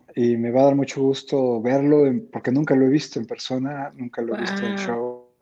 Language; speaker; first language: Spanish; native; Spanish